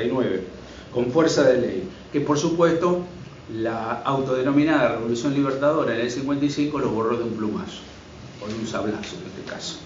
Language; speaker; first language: Spanish; native; Spanish